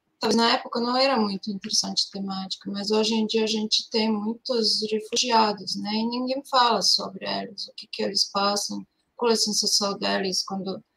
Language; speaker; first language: Portuguese; non-native, fluent; Serbian